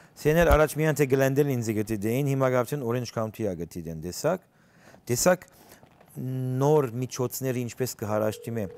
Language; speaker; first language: Armenian; early bilingual, heritage; Armenian